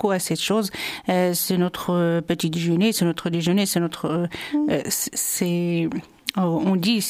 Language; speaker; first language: French; non-native, local second language; Arabic